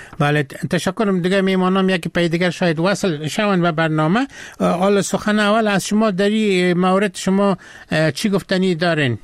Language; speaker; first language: Persian; native; Persian